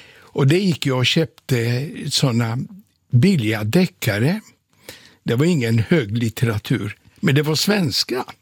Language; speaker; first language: Swedish; non-native, fluent; Polish